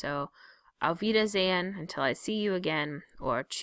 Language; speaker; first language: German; non-native, fluent; English